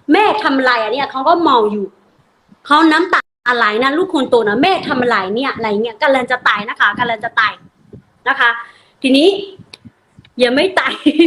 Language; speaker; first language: Thai; non-native, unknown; Burmese